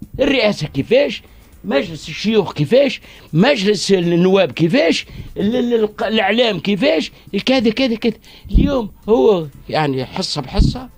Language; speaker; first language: Arabic; native; Arabic